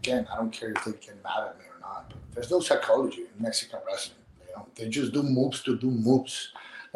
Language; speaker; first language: English; non-native, fluent; Spanish